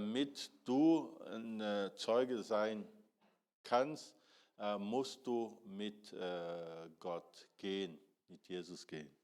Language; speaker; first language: German; non-native, fluent; Portuguese